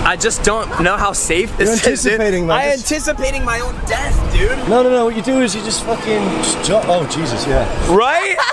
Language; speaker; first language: English; native; English